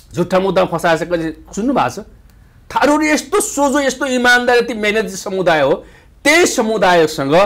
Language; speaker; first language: Nepali; non-native, local second language; Dangaura Tharu